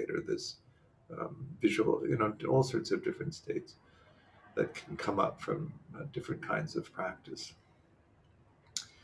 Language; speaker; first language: English; native; English